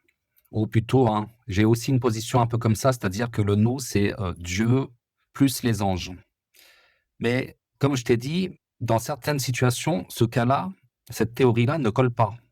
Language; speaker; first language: French; native; French